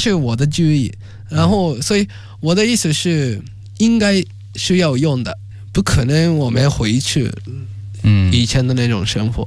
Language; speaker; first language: Chinese; non-native, fluent; Japanese